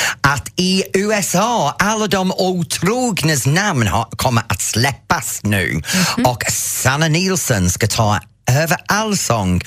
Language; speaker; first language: Swedish; non-native, fluent; English